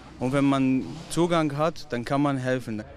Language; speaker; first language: German; non-native, fluent; Arabic